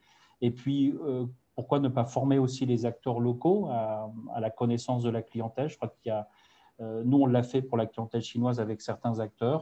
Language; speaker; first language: French; native; French